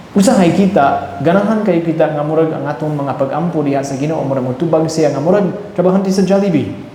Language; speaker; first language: Cebuano; early bilingual, heritage; Cebuano